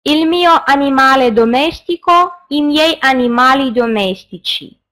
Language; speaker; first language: Italian; non-native, fluent; Russian